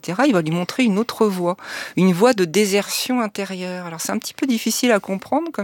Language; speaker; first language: French; native; French